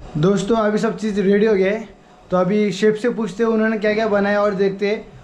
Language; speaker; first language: Hindi; early bilingual, other home language; Nepali